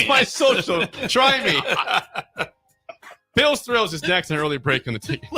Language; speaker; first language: English; native; English